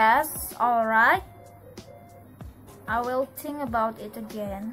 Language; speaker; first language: English; non-native, learner; Indonesian